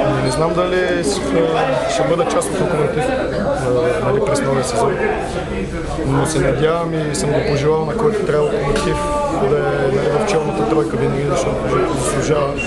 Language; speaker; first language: Bulgarian; native; Bulgarian